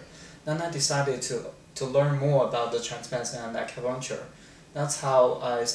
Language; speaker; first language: English; non-native, fluent; Chinese